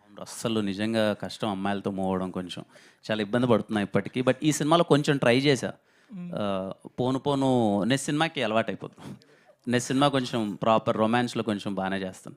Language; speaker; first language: Telugu; native; Telugu